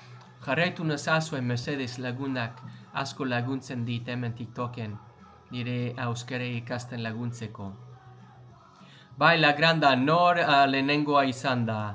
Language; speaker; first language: Basque; non-native, learner; English